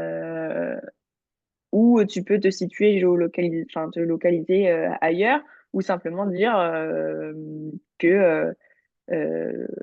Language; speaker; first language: French; native; French